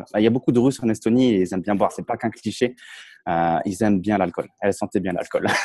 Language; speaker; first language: French; native; French